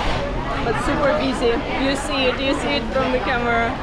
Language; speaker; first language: English; non-native, fluent; Ukrainian